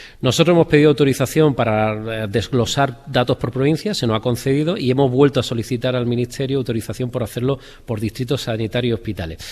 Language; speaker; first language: Spanish; native; Spanish